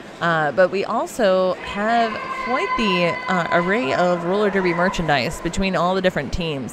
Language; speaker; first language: English; native; English